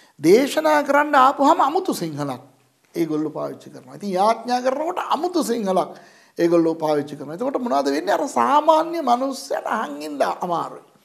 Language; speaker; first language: Sinhala; non-native, local second language; Tamil